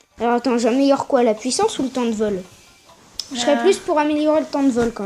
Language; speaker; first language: French; native; French